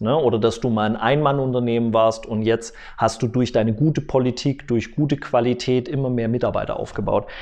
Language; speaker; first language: German; native; German